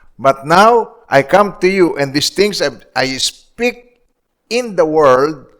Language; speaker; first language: English; non-native, local second language; Filipino